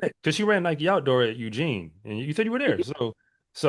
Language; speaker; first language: English; native; English